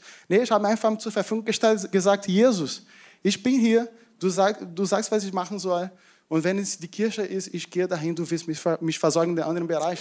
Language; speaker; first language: German; non-native, fluent; Portuguese